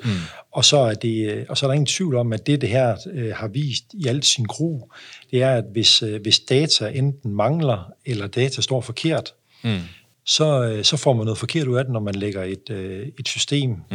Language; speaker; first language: Danish; native; Danish